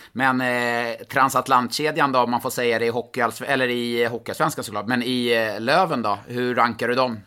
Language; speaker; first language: Swedish; native; Swedish